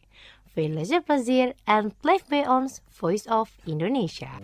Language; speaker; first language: Dutch; non-native, learner; Indonesian